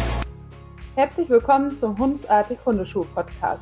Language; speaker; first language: German; native; German